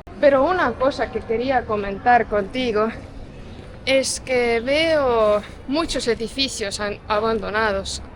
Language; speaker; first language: Spanish; non-native, fluent; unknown